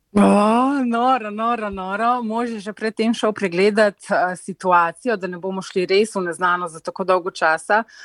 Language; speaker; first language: Slovenian; native; Slovenian